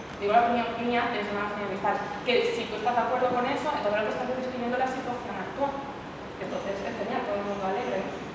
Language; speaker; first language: Spanish; native; Spanish